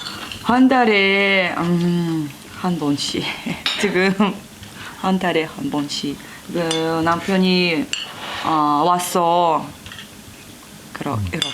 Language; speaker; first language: Korean; non-native, learner; Russian